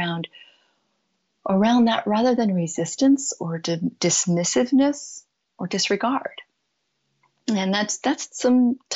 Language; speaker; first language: English; native; English